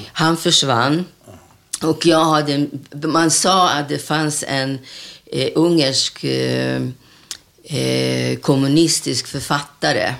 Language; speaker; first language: Swedish; non-native, fluent; Hungarian